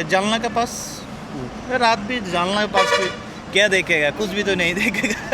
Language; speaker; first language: Hindi; non-native, learner; Bangla